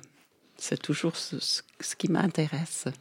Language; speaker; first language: French; non-native, fluent; English